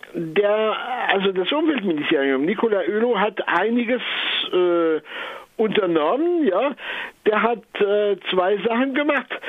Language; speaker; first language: German; non-native, local second language; French